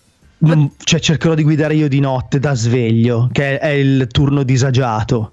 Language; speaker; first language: Italian; native; Italian